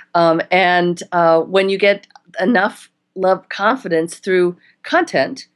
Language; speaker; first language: English; native; English